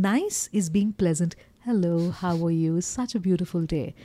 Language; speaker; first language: English; non-native, local second language; Hindi